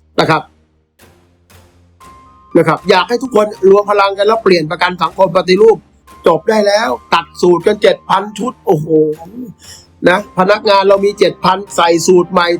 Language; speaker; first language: Thai; native; Thai